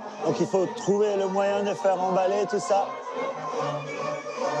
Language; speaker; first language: French; native; French